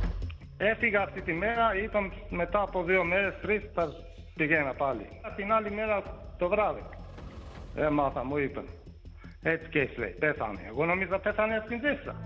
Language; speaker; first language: Greek; non-native, learner; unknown